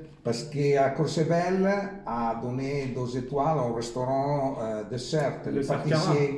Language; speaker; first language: French; non-native, learner; Italian